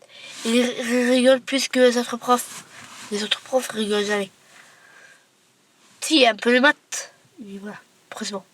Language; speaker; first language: French; early bilingual, other home language; Arabic